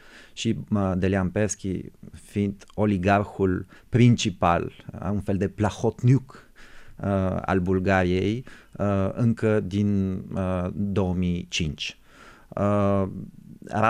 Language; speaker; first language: Romanian; non-native, fluent; Bulgarian